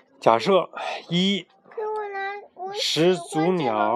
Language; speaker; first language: Chinese; native; Chinese